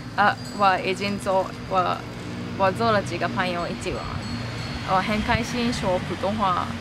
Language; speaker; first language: Chinese; non-native, learner; Japanese